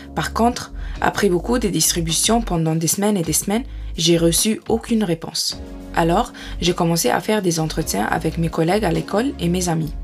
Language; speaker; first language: French; non-native, fluent; Arabic